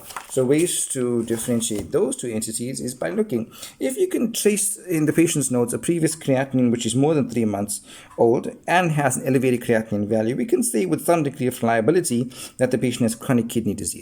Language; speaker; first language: English; native; English